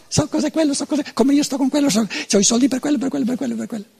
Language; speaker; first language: Italian; non-native, fluent; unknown